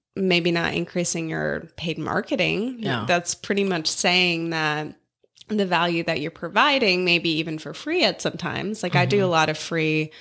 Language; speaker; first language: English; native; English